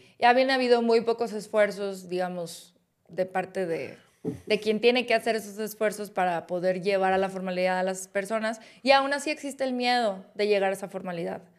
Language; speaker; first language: Spanish; native; Spanish